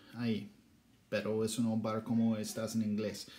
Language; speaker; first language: Spanish; non-native, learner; English